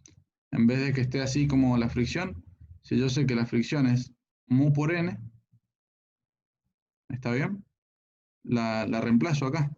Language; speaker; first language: Spanish; native; Spanish